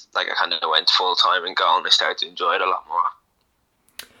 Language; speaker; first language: English; native; English